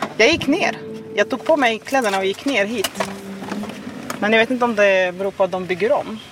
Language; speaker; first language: Swedish; non-native, fluent; Arabic